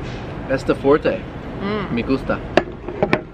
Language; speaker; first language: Spanish; non-native, learner; English